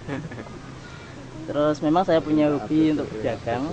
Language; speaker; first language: Indonesian; non-native, local second language; Javanese